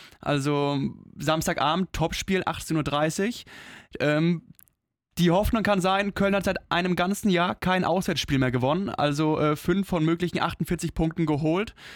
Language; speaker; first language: German; native; German